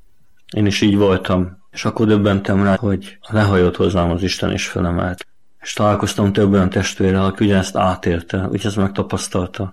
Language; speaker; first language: Hungarian; native; Hungarian